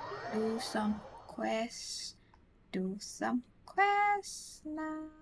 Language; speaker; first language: English; non-native, learner; Vietnamese